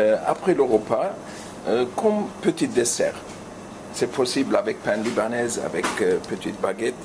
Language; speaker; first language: French; non-native, learner; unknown